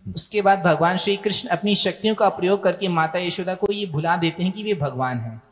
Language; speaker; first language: Hindi; native; Hindi